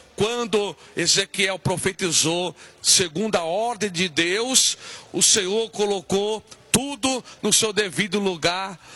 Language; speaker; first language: Portuguese; native; Portuguese